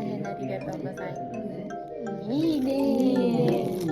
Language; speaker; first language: Japanese; non-native, learner; Filipino